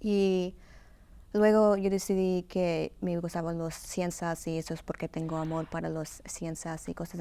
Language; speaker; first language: Spanish; early bilingual, heritage; Spanish